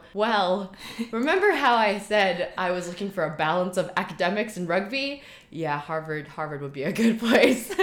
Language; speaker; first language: English; early bilingual, heritage; Chinese